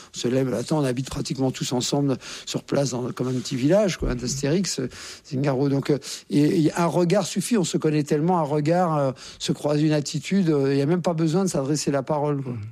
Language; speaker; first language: French; native; French